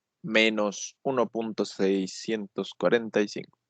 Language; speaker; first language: Spanish; native; Spanish